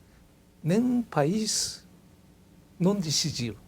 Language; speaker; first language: Portuguese; non-native, learner; Japanese